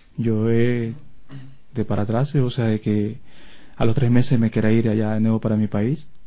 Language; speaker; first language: Spanish; native; Spanish